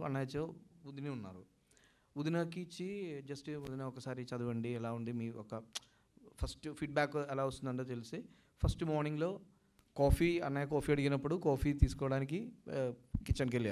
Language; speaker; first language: Telugu; non-native, learner; Malayalam